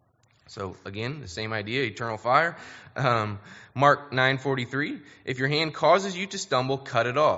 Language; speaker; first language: English; native; English